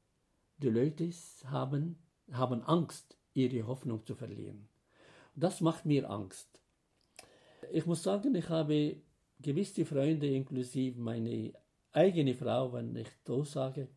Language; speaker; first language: German; non-native, fluent; Arabic